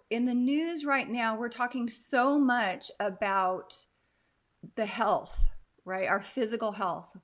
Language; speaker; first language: English; native; English